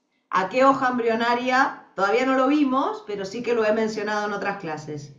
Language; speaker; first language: Spanish; native; Spanish